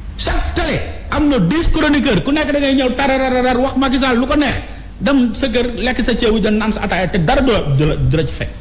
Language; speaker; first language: Wolof; native; Wolof